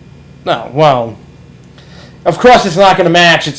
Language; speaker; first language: English; native; English